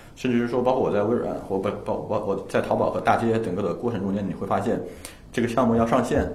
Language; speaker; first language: Chinese; native; Chinese